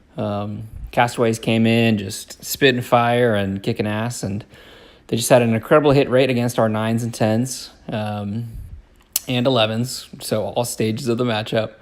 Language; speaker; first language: English; native; English